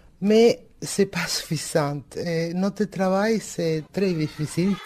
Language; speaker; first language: French; non-native, fluent; Spanish